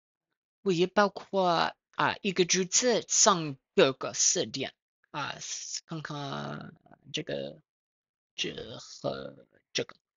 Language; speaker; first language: Chinese; non-native, learner; English